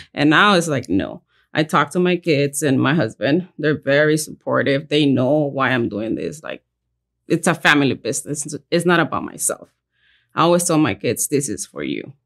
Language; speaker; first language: English; early bilingual, other home language; Spanish